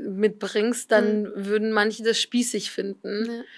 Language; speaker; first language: German; native; German